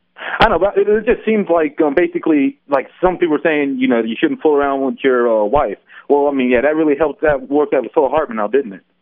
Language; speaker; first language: English; native; English